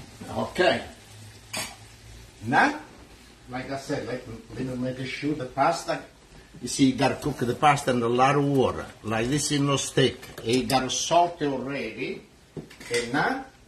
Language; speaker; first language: English; non-native, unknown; Italian